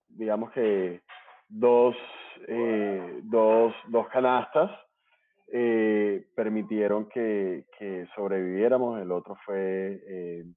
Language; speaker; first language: Spanish; native; Spanish